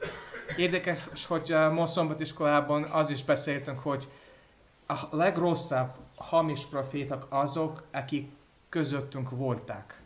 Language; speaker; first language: Hungarian; non-native, fluent; English